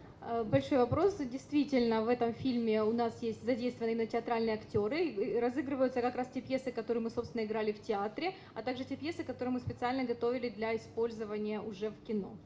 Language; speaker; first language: Russian; native; Russian